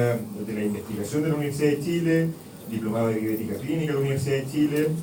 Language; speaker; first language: Spanish; native; Spanish